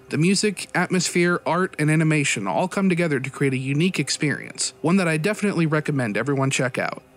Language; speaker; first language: English; native; English